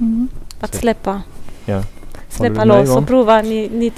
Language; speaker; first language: Swedish; non-native, fluent; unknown